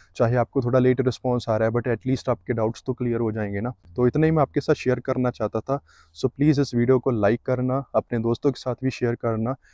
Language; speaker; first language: Hindi; non-native, local second language; Punjabi